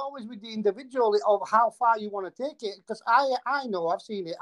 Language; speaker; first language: English; native; English